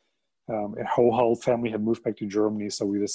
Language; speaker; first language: English; non-native, fluent; German